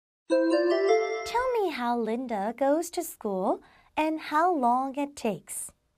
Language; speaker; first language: English; non-native, fluent; Korean